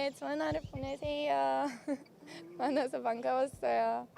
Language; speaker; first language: Korean; non-native, learner; Swedish